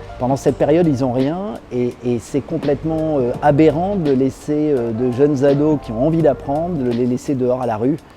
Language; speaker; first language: French; native; French